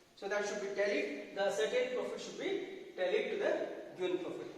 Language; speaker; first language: English; non-native, local second language; Kannada